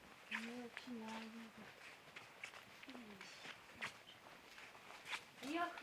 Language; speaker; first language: Chinese; non-native, local second language; Tibetan